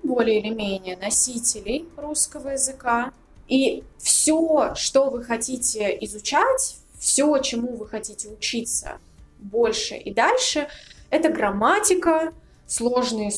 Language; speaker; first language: Russian; native; Russian